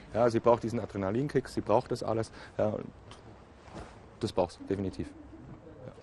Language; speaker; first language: German; native; German